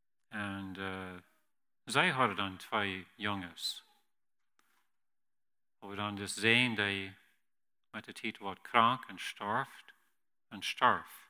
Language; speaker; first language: German; non-native, learner; Plautdietsch